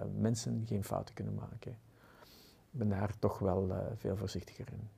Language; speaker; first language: Dutch; native; Dutch